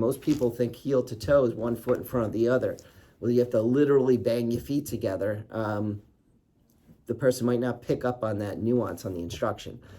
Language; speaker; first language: English; native; English